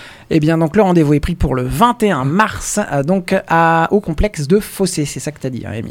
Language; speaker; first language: French; native; French